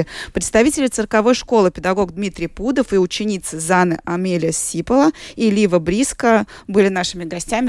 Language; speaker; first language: Russian; native; Russian